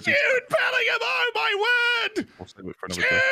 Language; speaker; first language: English; native; English